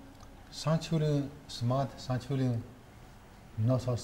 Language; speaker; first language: English; non-native, learner; Chinese